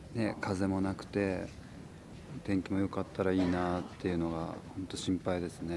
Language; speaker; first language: Japanese; native; Japanese